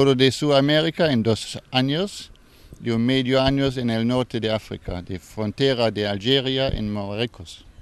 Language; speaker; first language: Spanish; non-native, learner; German